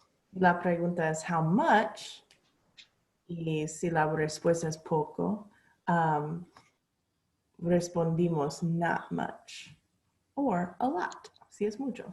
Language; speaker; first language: Spanish; non-native, learner; English